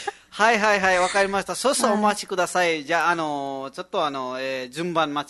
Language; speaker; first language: Japanese; non-native, fluent; Nepali